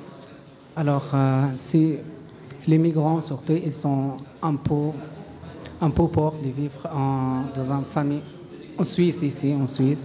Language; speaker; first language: French; non-native, learner; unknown